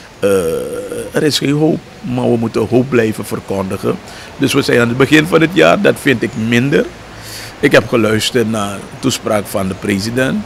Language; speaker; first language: Dutch; native; Dutch